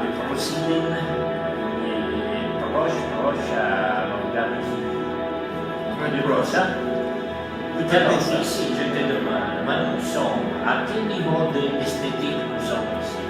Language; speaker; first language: French; non-native, learner; Italian